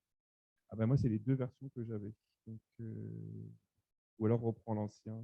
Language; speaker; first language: French; native; French